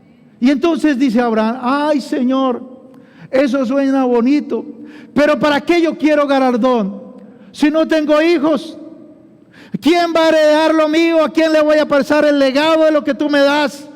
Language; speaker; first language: Spanish; native; Spanish